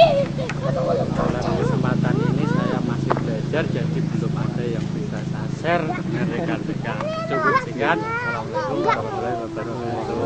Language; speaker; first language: Indonesian; non-native, local second language; Javanese